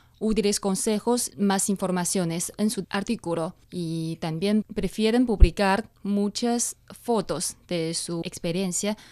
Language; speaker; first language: Spanish; non-native, fluent; Chinese